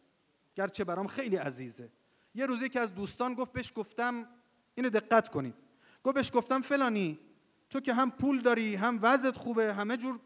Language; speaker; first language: Persian; native; Persian